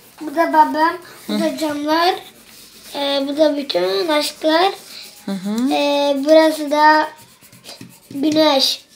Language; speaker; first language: Turkish; early bilingual, heritage; Turkish